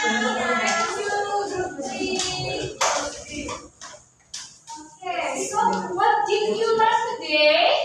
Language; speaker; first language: English; non-native, learner; Indonesian